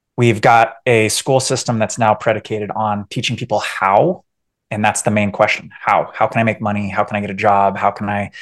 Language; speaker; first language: English; native; English